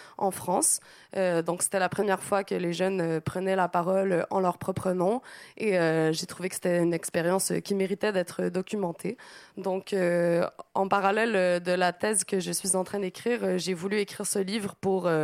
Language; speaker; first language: French; native; French